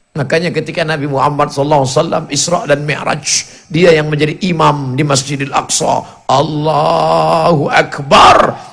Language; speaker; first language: Indonesian; native; Indonesian